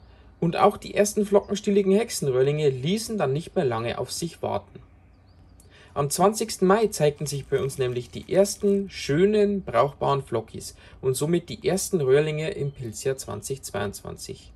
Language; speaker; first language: German; native; German